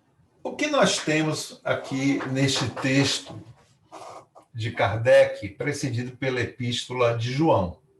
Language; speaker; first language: Portuguese; native; Portuguese